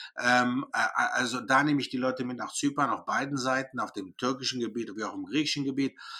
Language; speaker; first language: German; early bilingual, other home language; Greek